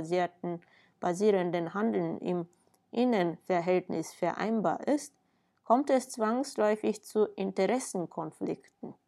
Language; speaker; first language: German; non-native, fluent; Japanese